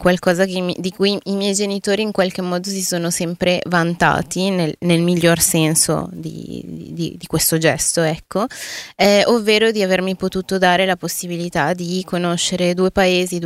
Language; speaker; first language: Italian; early bilingual, other home language; Spanish